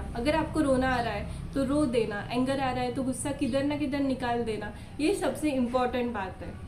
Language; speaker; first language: Hindi; non-native, local second language; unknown